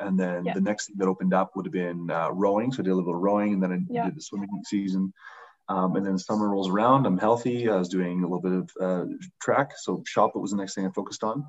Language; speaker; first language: English; native; English